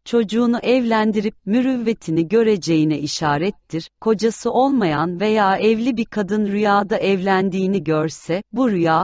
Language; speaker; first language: Turkish; native; Turkish